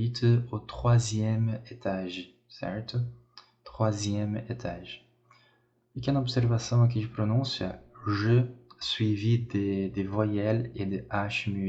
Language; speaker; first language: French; non-native, fluent; Portuguese